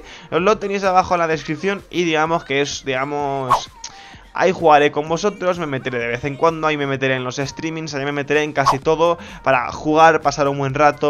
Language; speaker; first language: Spanish; native; Spanish